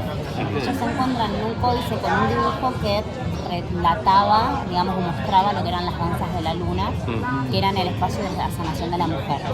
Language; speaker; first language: Spanish; native; Spanish